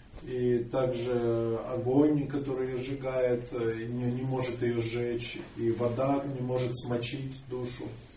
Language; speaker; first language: Russian; native; Russian